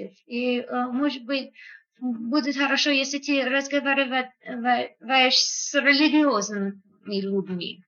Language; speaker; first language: Russian; non-native, fluent; English